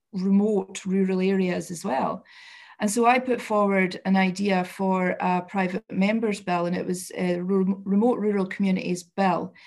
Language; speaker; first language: English; native; English